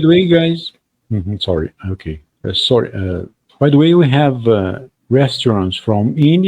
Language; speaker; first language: English; non-native, fluent; Portuguese